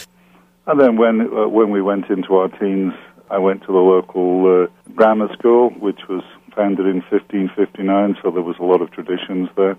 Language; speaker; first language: English; native; English